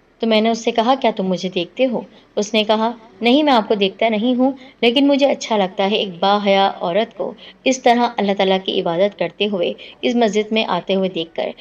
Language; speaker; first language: Urdu; native; Urdu